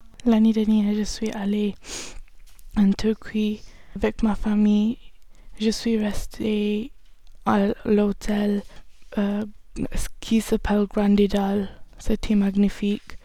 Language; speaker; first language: French; non-native, learner; English